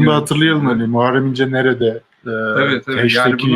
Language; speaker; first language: Turkish; native; Turkish